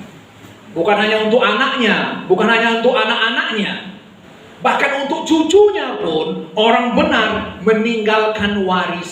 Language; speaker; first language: Indonesian; native; Indonesian